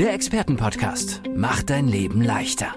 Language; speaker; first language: German; native; German